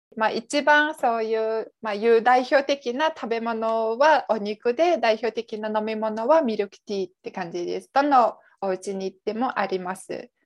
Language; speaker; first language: Japanese; non-native, fluent; Mongolian